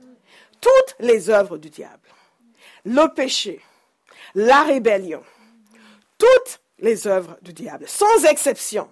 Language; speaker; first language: French; non-native, fluent; English